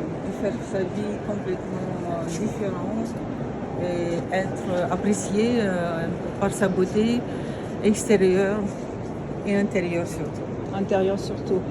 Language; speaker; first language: French; non-native, fluent; Romanian